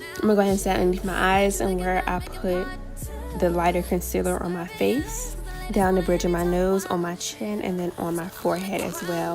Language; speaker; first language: English; native; English